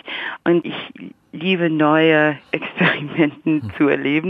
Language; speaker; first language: German; non-native, fluent; English